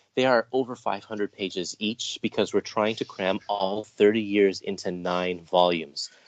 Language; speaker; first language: English; native; English